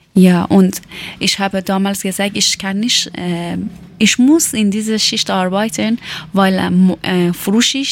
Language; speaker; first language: German; non-native, learner; Persian